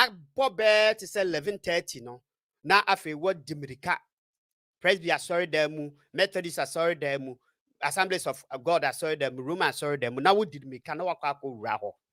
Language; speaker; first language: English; non-native, local second language; Akan